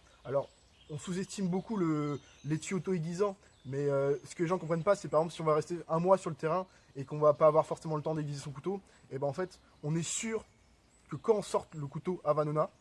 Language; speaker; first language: French; native; French